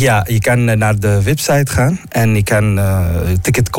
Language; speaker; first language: Dutch; non-native, fluent; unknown